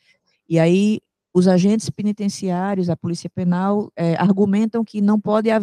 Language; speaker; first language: Portuguese; native; Portuguese